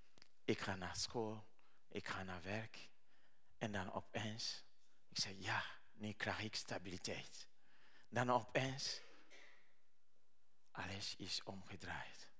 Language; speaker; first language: Dutch; non-native, learner; Rundi